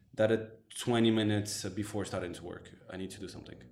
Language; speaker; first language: English; non-native, fluent; Arabic